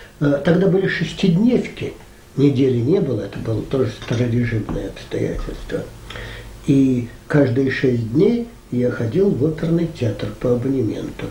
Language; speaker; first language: Russian; native; Russian